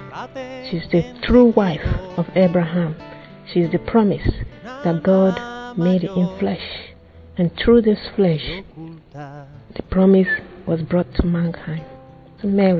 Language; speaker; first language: English; non-native, local second language; Igbo